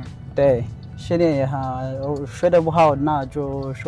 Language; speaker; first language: Chinese; non-native, fluent; Amharic